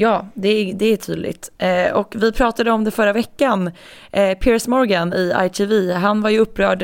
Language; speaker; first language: Swedish; native; Swedish